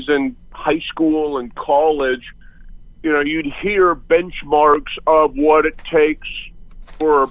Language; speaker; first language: English; native; English